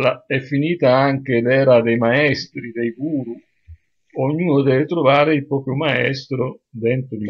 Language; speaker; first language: Italian; native; Italian